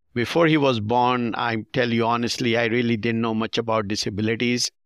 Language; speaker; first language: English; non-native, local second language; Urdu